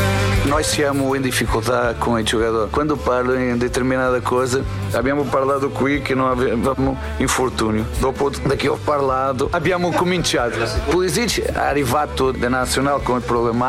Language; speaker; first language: Italian; non-native, fluent; Portuguese